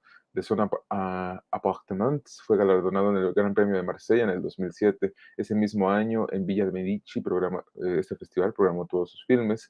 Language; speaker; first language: Spanish; native; Spanish